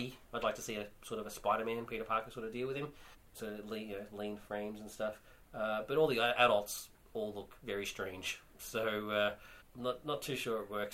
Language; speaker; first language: English; native; English